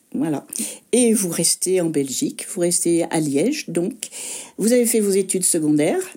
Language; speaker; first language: French; native; French